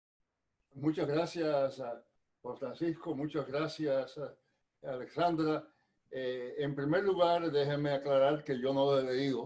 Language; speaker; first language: Spanish; native; Spanish